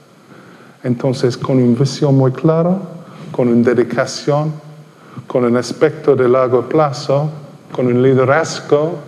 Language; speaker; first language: Spanish; non-native, fluent; English